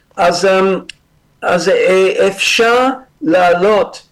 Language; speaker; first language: Hebrew; non-native, fluent; English